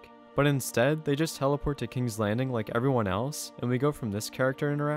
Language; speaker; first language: English; native; English